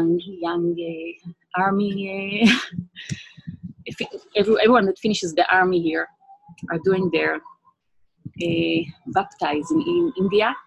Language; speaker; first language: English; non-native, fluent; Hebrew